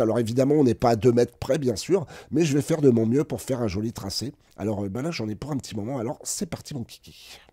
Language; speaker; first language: French; native; French